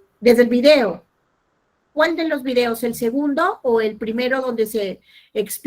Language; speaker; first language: Spanish; native; Spanish